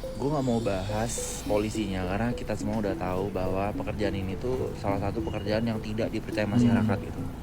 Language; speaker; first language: Indonesian; native; Indonesian